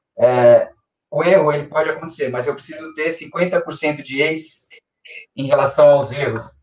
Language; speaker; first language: Portuguese; native; Portuguese